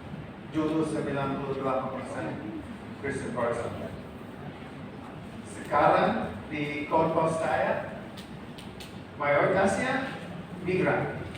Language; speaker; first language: Indonesian; non-native, fluent; English